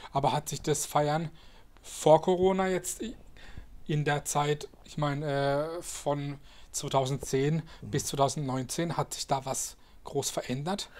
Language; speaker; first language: German; native; German